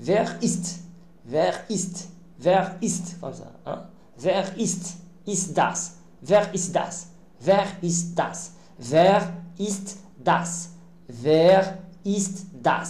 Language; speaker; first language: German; non-native, learner; Arabic